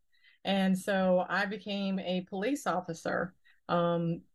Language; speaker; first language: English; native; English